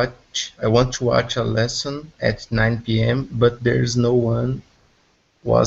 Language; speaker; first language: English; non-native, learner; Portuguese